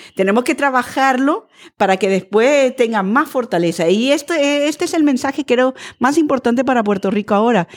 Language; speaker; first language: Spanish; early bilingual, other home language; English